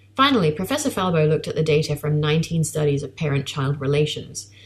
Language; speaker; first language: English; native; English